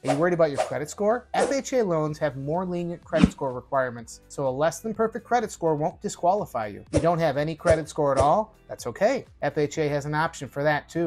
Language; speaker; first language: English; native; English